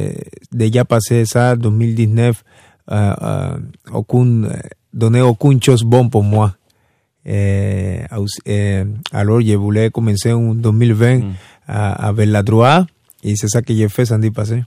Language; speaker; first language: French; non-native, fluent; Spanish